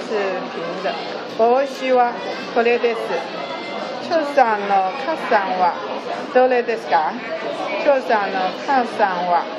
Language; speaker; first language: Japanese; non-native, learner; Chinese